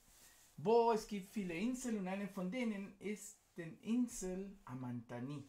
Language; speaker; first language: German; non-native, fluent; Spanish